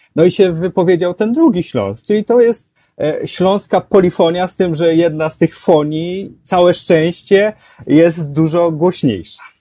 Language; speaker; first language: Polish; native; Polish